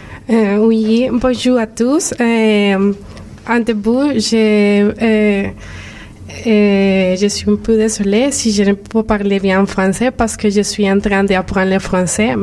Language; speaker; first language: French; non-native, learner; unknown